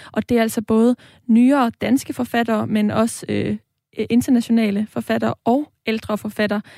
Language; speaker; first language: Danish; native; Danish